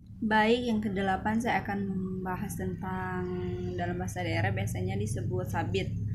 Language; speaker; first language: Indonesian; non-native, local second language; Malay